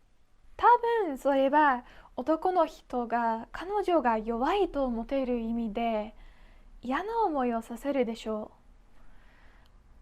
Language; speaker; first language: Japanese; non-native, fluent; Dutch